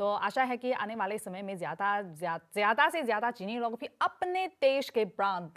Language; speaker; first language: Hindi; non-native, fluent; Chinese